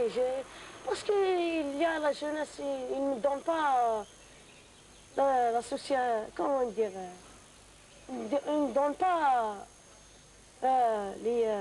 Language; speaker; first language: French; non-native, learner; Arabic